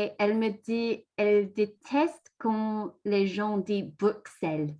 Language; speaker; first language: French; non-native, learner; English